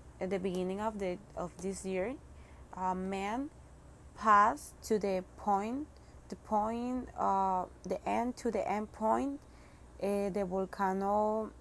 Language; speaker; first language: English; non-native, learner; Spanish